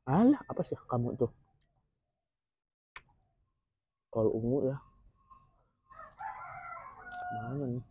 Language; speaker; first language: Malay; non-native, local second language; Sundanese